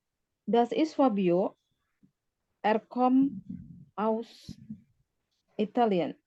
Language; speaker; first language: German; non-native, learner; Indonesian